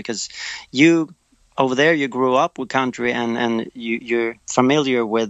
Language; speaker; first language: English; non-native, fluent; Swedish